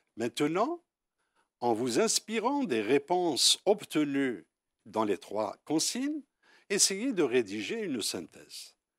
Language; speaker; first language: French; non-native, local second language; Arabic